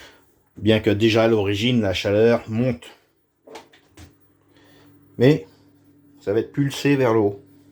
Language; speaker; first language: French; native; French